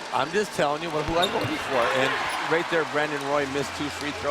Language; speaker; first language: English; native; English